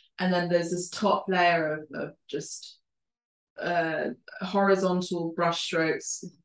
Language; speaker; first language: English; early bilingual, other home language; Spanish